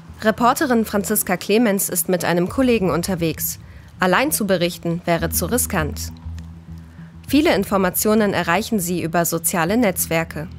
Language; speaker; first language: German; native; German